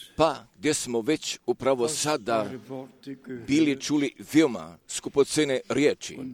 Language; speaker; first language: Croatian; early bilingual, heritage; Croatian